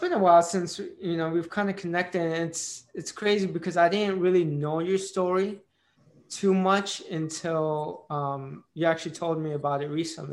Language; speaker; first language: English; native; English